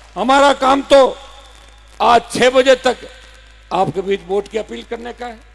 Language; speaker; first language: Hindi; native; Hindi